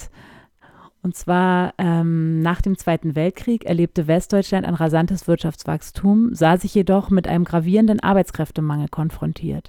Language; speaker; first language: German; native; German